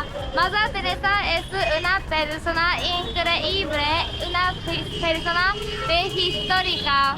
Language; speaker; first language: Spanish; non-native, learner; Japanese